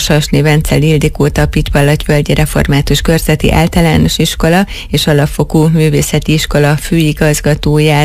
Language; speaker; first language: Hungarian; native; Hungarian